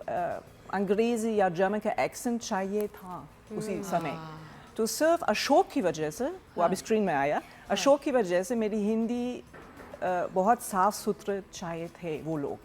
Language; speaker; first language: Hindi; non-native, learner; German